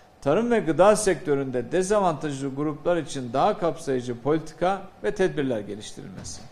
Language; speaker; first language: Turkish; native; Turkish